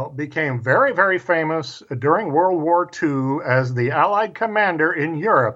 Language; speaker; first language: English; native; English